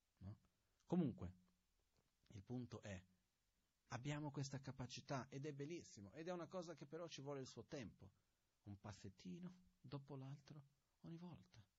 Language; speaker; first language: Italian; non-native, fluent; Portuguese